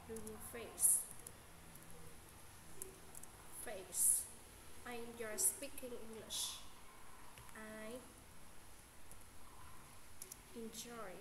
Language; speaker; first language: English; non-native, learner; Vietnamese